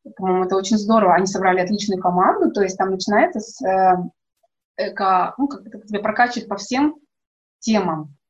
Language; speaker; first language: Russian; native; Russian